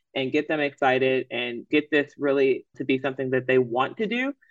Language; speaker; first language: English; native; English